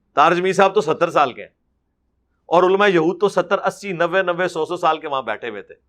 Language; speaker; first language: Urdu; non-native, local second language; Punjabi